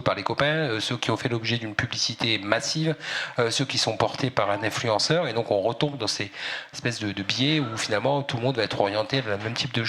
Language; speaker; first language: French; native; French